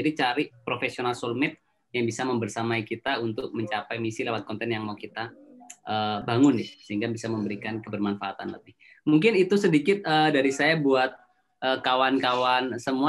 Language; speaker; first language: Indonesian; native; Indonesian